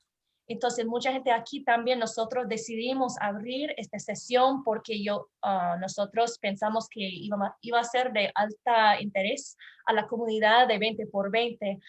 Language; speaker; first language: Spanish; non-native, learner; English